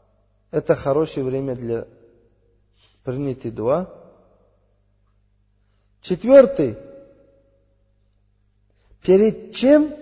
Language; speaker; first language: Russian; non-native, learner; Uzbek